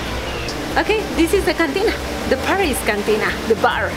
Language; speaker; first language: English; non-native, learner; Spanish